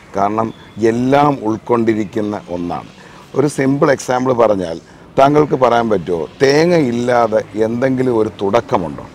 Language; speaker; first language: Malayalam; native; Malayalam